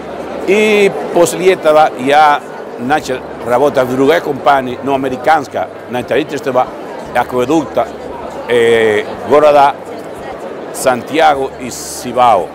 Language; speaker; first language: Russian; non-native, fluent; Spanish